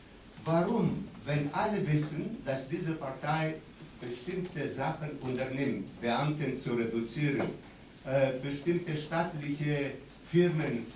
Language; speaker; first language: German; non-native, fluent; Greek